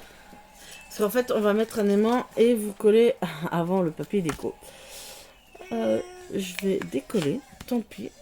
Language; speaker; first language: French; native; French